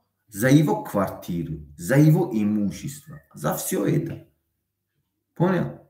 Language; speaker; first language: Russian; non-native, fluent; Tajik